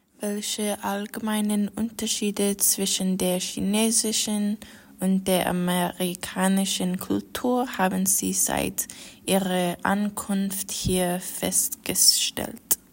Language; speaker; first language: German; non-native, learner; English